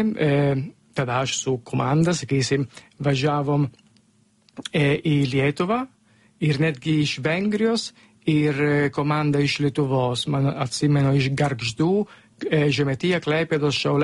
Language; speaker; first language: Lithuanian; non-native, learner; Italian